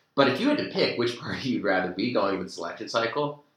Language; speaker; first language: English; native; English